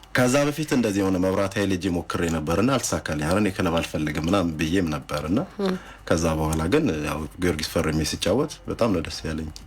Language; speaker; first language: Amharic; native; Amharic